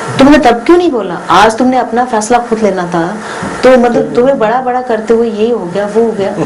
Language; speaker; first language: Hindi; non-native, local second language; Punjabi